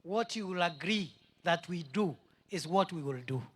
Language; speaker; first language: English; non-native, local second language; Swahili